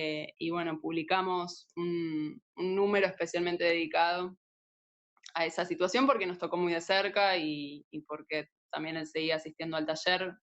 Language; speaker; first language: Spanish; native; Spanish